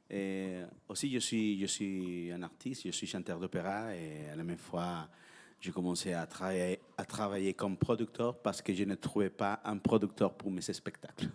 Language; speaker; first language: French; non-native, fluent; Spanish